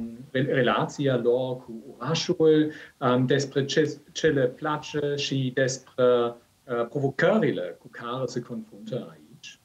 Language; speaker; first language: Romanian; non-native, learner; German